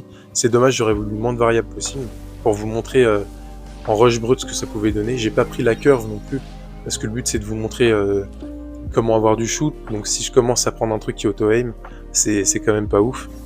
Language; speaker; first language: French; native; French